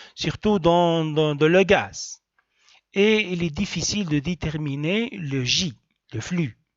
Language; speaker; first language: French; non-native, local second language; Arabic